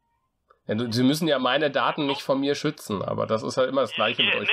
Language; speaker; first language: German; native; German